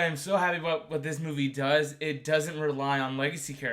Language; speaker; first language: English; native; English